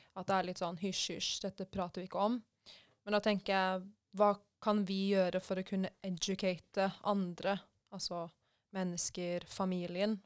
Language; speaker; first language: Norwegian; early bilingual, other home language; Persian